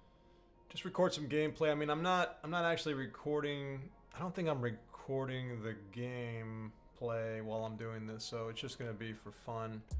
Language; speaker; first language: English; native; English